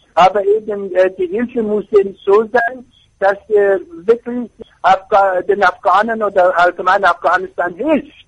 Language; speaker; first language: German; non-native, fluent; Persian